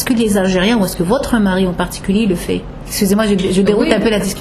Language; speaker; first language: French; non-native, local second language; Arabic